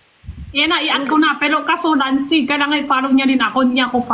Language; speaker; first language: Filipino; non-native, learner; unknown